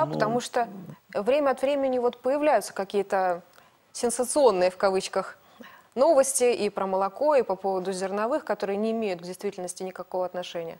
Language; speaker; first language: Russian; native; Russian